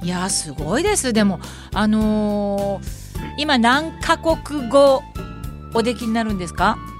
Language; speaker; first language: Japanese; native; Japanese